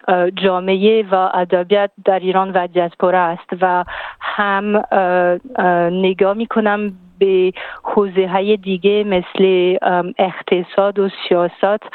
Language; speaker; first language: Persian; non-native, fluent; French